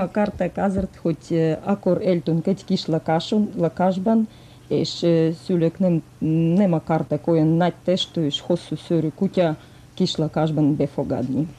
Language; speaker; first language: Hungarian; non-native, fluent; Russian